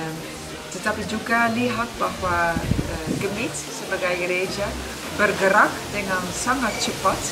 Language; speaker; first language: Indonesian; non-native, fluent; Dutch